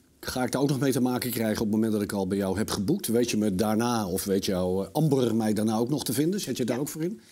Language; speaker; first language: Dutch; native; Dutch